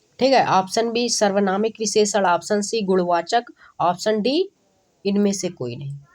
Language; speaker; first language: Hindi; native; Hindi